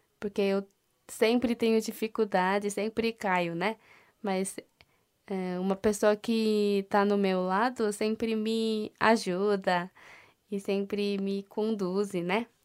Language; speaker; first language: Portuguese; non-native, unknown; Korean